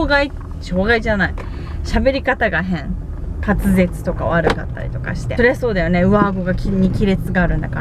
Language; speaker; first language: Japanese; native; Japanese